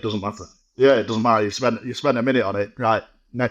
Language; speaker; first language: English; native; English